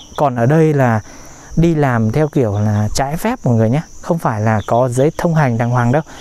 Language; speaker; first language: Vietnamese; non-native, local second language; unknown